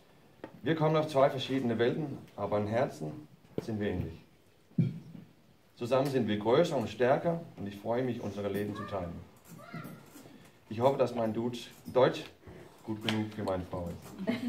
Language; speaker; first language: German; non-native, learner; Danish